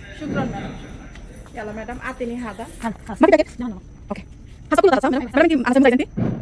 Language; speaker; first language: Arabic; non-native, learner; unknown